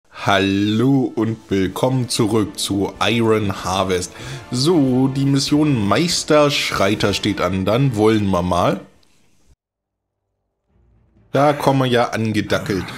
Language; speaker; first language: German; native; German